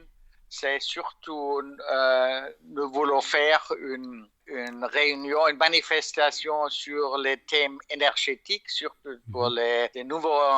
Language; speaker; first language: French; non-native, fluent; German